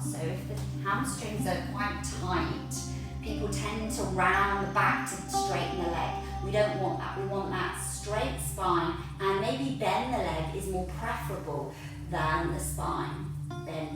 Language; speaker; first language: English; native; English